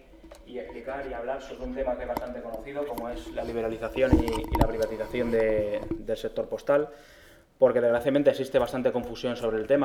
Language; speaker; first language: Spanish; native; Spanish